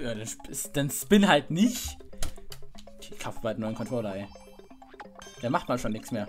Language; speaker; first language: German; native; German